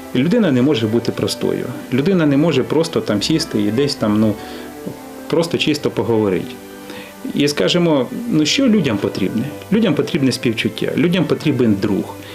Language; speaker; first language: Ukrainian; native; Ukrainian